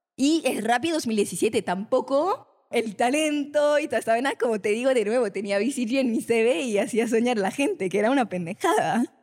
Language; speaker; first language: Spanish; non-native, fluent; French